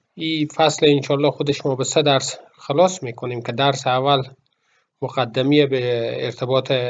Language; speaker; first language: Persian; native; Persian